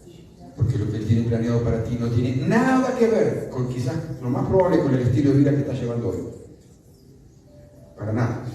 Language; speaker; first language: Spanish; native; Spanish